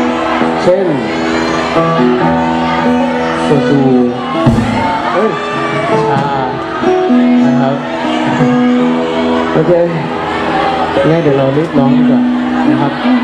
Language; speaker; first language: Thai; native; Thai